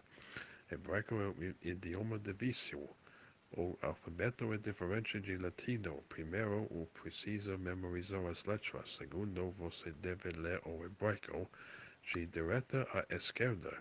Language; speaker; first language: Portuguese; non-native, learner; English